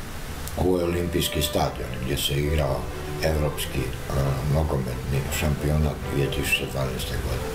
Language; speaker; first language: Russian; non-native, learner; Croatian